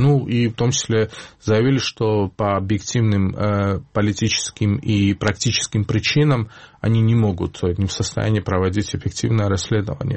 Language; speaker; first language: Russian; non-native, fluent; Georgian